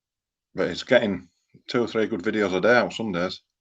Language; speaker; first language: English; native; English